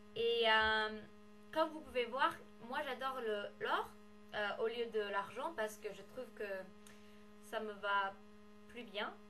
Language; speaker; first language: French; non-native, learner; English